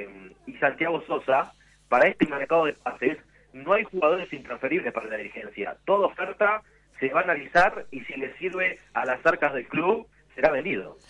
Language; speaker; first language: Spanish; native; Spanish